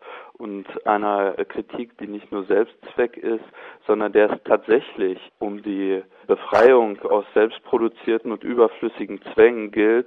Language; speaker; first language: German; native; German